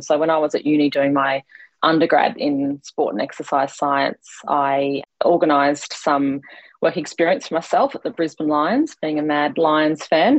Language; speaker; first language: English; native; English